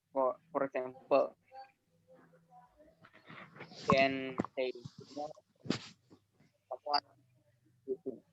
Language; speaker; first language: English; non-native, learner; Indonesian